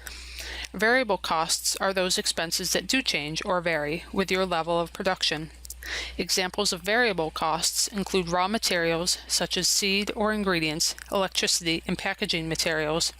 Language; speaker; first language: English; native; English